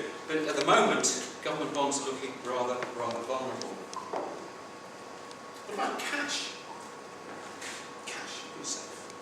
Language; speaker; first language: English; native; English